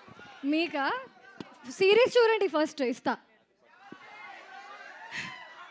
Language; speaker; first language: Telugu; non-native, fluent; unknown